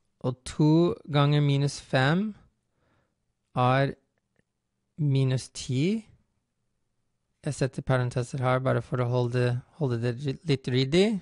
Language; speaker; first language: Norwegian; non-native, fluent; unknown